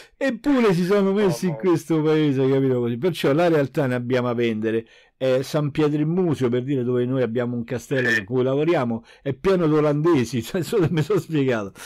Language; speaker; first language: Italian; native; Italian